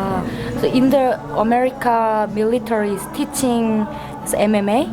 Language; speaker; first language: English; non-native, learner; Korean